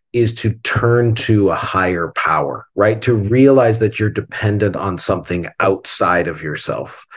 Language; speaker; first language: English; native; English